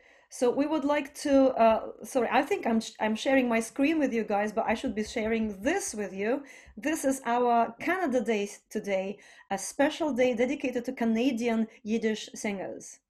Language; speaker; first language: English; non-native, fluent; Russian